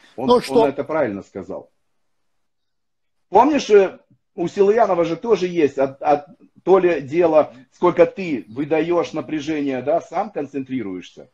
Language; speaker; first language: Russian; native; Russian